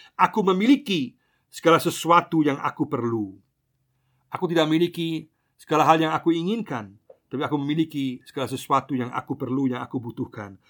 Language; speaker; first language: Indonesian; non-native, fluent; German